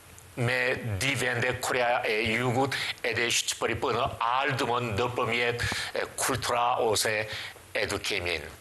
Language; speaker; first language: Albanian; non-native, learner; Korean